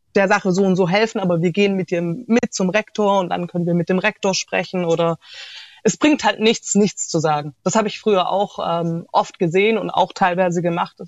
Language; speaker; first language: German; native; German